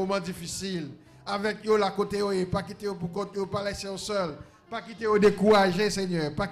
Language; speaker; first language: French; non-native, local second language; Haitian Creole